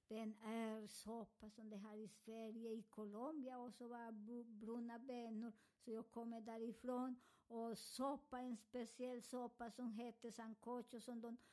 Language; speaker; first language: Swedish; non-native, learner; Spanish